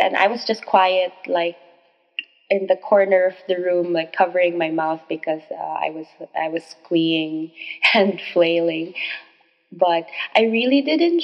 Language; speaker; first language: English; non-native, local second language; Filipino